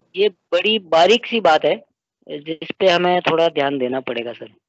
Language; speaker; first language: Hindi; native; Hindi